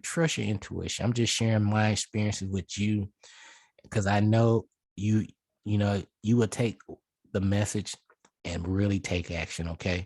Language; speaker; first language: English; native; English